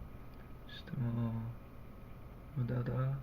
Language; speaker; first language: Japanese; non-native, learner; English